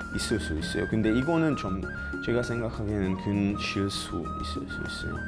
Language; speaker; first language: Korean; non-native, fluent; Slovak